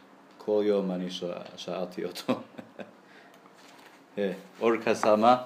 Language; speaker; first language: Hebrew; non-native, learner; English